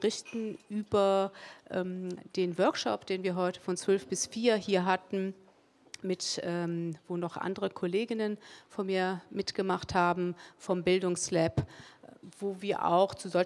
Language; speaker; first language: German; early bilingual, other home language; Spanish